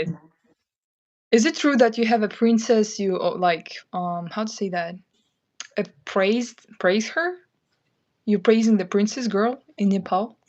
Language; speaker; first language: English; non-native, fluent; Kyrgyz